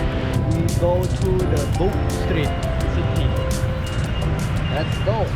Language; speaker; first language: English; non-native, learner; Khmer